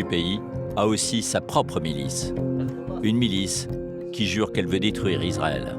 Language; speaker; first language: French; native; French